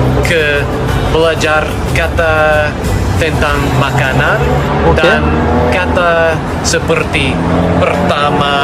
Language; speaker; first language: Indonesian; non-native, learner; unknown